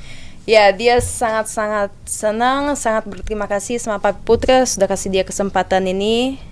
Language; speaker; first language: Indonesian; non-native, fluent; Portuguese